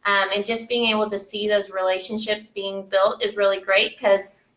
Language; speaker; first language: English; native; English